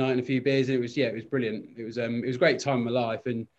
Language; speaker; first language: English; native; English